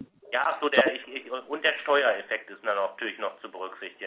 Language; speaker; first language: German; native; German